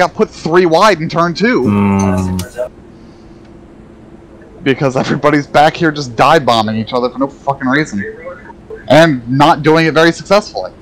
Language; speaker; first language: English; native; English